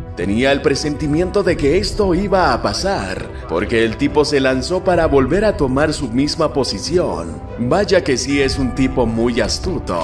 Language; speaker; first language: Spanish; native; Spanish